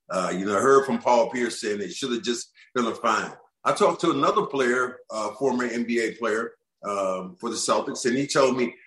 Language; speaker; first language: English; native; English